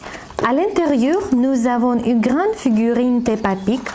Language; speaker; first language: French; non-native, learner; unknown